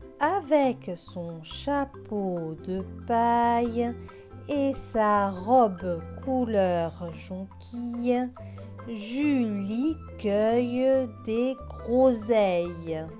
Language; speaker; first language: French; native; French